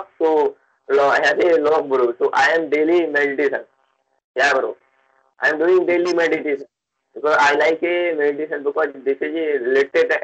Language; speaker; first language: English; non-native, learner; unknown